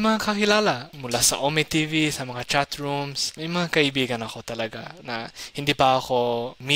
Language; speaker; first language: Filipino; non-native, fluent; Somali